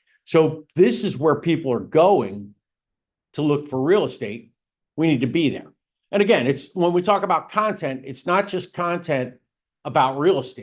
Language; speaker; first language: English; native; English